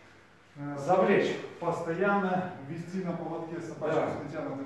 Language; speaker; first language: Russian; native; Russian